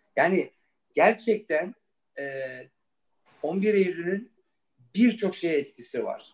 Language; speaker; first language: Turkish; early bilingual, heritage; Turkish